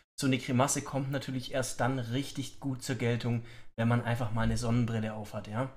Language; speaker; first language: German; native; German